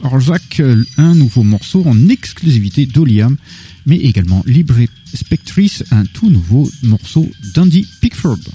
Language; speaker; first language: French; native; French